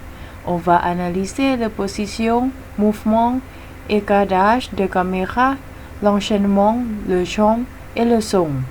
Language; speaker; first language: French; non-native, learner; Thai